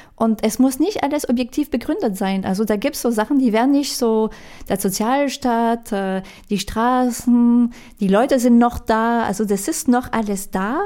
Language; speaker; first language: German; non-native, fluent; French